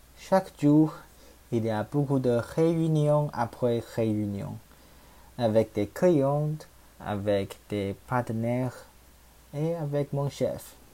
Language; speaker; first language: French; non-native, learner; Chinese